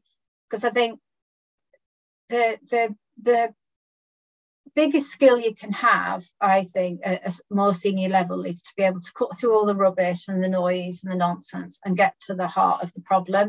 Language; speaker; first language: English; native; English